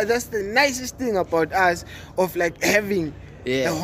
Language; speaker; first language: English; non-native, local second language; North Ndebele